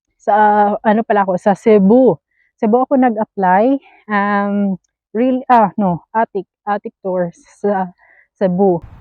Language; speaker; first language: Filipino; native; Filipino